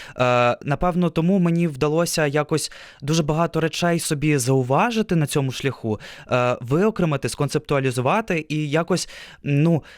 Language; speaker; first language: Ukrainian; non-native, local second language; Russian